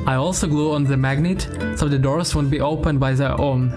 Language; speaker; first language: English; non-native, learner; Ukrainian